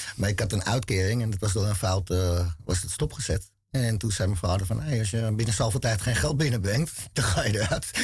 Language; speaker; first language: Dutch; native; Dutch